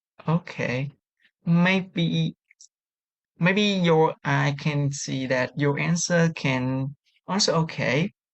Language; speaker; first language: English; non-native, learner; Vietnamese